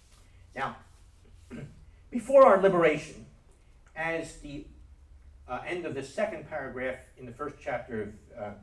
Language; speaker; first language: English; native; English